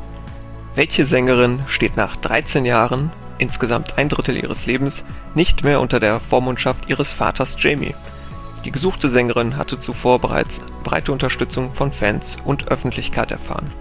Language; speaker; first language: German; native; German